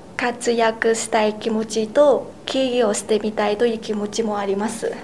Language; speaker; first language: Japanese; non-native, fluent; Vietnamese